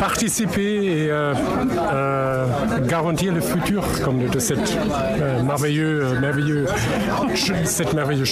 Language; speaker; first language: French; non-native, fluent; German